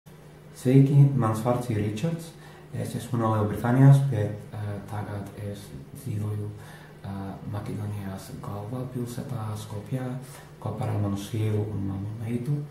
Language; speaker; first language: Latvian; non-native, learner; English